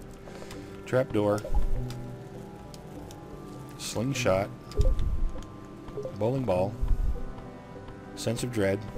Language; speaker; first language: English; native; English